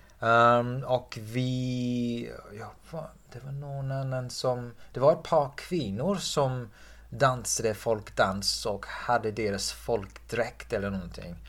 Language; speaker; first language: Swedish; non-native, fluent; English